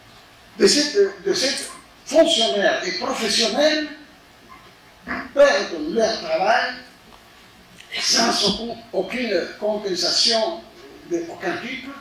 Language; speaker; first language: French; non-native, fluent; Spanish